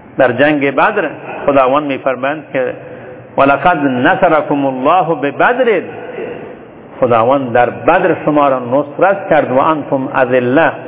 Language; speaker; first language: Persian; non-native, local second language; Turkmen